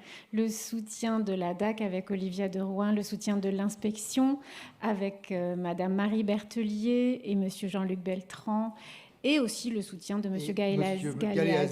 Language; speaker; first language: French; native; French